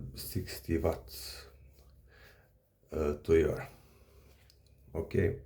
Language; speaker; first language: English; non-native, learner; Serbian